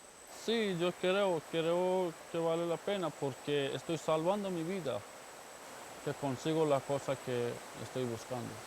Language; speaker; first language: Spanish; non-native, learner; Persian